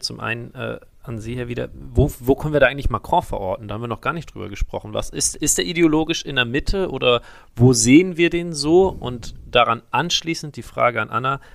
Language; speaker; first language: German; native; German